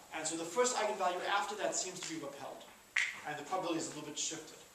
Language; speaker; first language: English; native; English